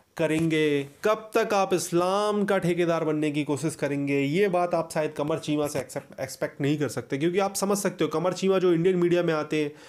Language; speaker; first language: Hindi; native; Hindi